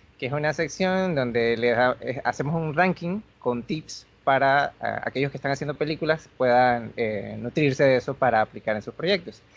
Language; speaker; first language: Spanish; native; Spanish